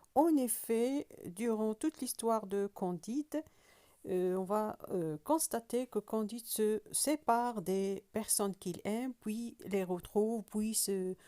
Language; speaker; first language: French; non-native, local second language; Arabic